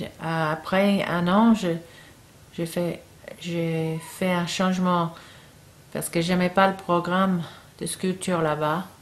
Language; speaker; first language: French; non-native, learner; English